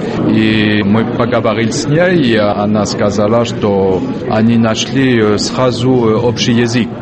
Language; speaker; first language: Russian; non-native, fluent; French